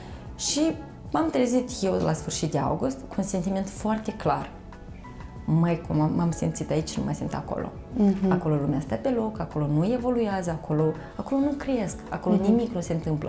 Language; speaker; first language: Romanian; native; Romanian